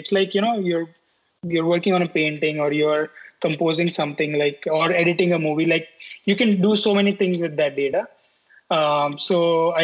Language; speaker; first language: English; non-native, local second language; Hindi